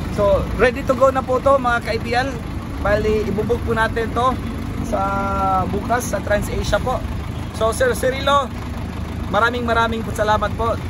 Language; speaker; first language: Filipino; non-native, local second language; Cebuano